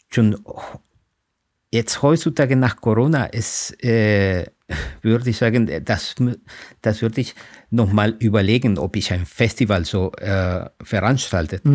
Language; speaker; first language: German; non-native, fluent; Spanish